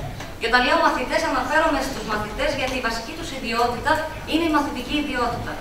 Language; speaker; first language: Greek; native; Greek